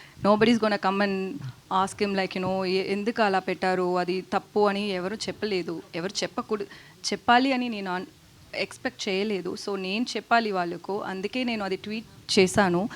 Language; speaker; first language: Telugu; non-native, learner; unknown